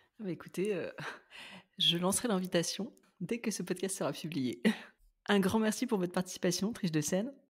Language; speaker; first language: French; native; French